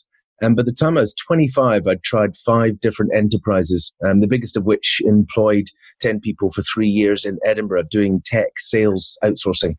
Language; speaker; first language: English; native; English